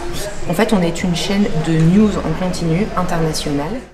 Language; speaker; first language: French; non-native, fluent; Spanish